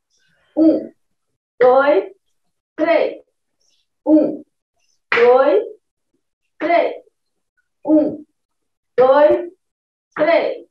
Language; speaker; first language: Portuguese; native; Portuguese